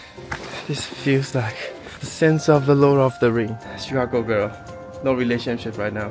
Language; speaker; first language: English; non-native, learner; Chinese